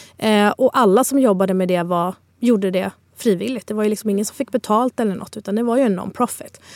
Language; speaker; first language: Swedish; early bilingual, other home language; Spanish